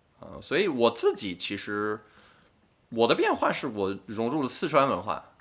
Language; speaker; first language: Chinese; non-native, fluent; French